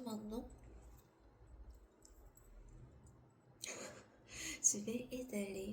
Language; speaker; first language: French; non-native, learner; Korean